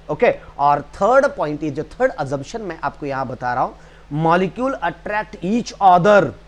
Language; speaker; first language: Hindi; non-native, local second language; Marathi